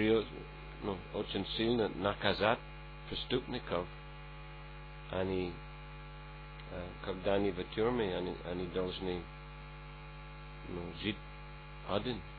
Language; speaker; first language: Russian; non-native, fluent; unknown